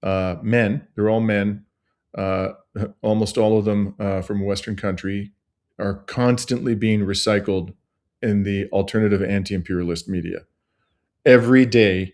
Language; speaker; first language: English; native; English